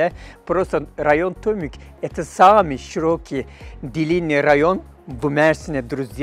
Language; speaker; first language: Russian; non-native, fluent; Turkish